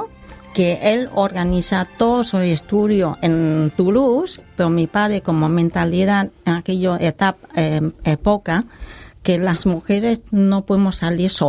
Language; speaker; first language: Spanish; non-native, learner; Khmer